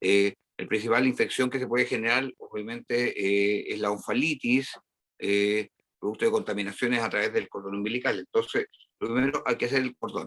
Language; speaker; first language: Spanish; native; Spanish